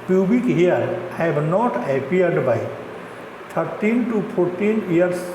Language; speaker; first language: English; non-native, local second language; Marathi